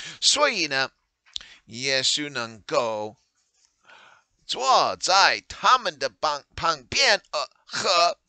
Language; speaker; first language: Chinese; non-native, learner; English